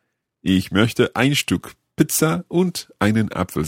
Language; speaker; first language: German; non-native, learner; English